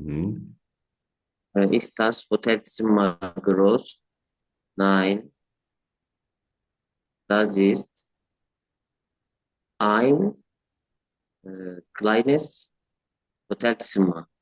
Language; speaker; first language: German; non-native, learner; Turkish